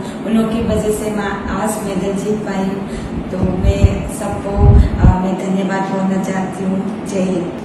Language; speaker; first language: Hindi; non-native, local second language; Manipuri